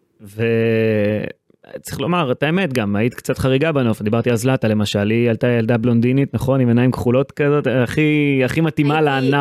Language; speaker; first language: Hebrew; native; Hebrew